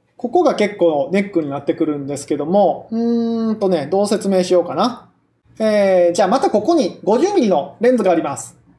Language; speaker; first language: Japanese; native; Japanese